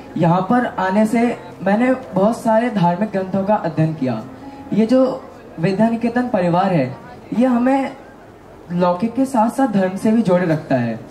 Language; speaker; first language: Hindi; native; Hindi